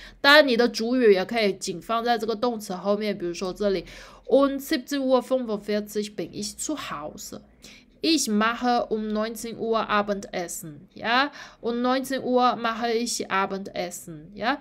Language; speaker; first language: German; non-native, fluent; Chinese